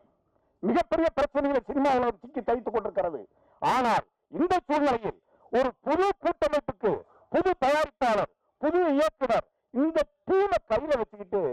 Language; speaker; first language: Tamil; native; Tamil